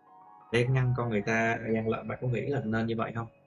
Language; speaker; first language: Vietnamese; native; Vietnamese